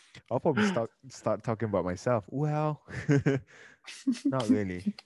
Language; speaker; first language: English; early bilingual, other home language; Japanese